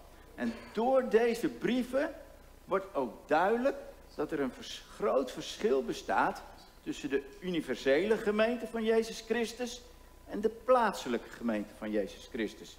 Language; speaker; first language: Dutch; native; Dutch